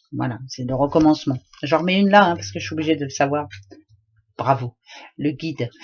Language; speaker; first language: French; native; French